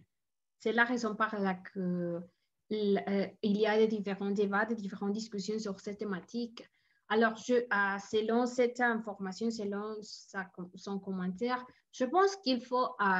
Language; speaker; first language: French; non-native, learner; Spanish